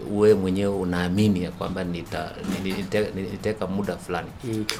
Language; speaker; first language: Swahili; non-native, local second language; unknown